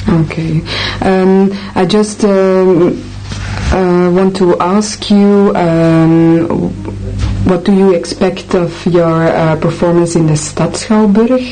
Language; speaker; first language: English; non-native, fluent; Dutch